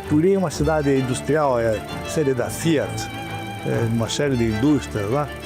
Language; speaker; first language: Portuguese; non-native, fluent; Italian